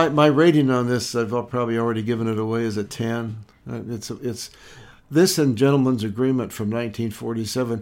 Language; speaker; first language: English; native; English